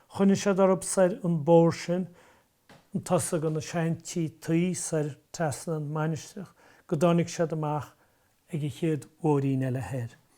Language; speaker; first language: Irish; native; Irish